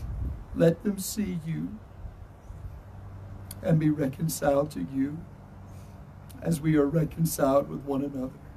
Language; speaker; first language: English; native; English